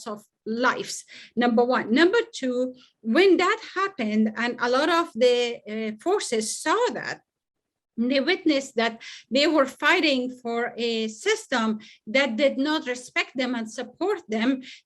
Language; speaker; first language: English; non-native, fluent; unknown